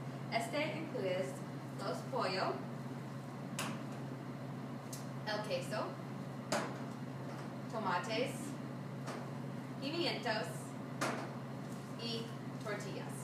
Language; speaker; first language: Spanish; non-native, learner; English